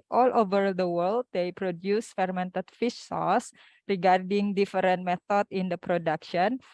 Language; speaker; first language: English; non-native, fluent; Indonesian